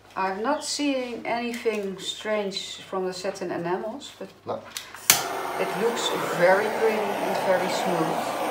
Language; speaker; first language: English; non-native, fluent; Dutch